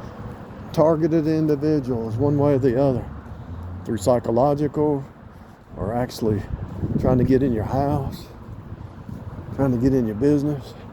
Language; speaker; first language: English; native; English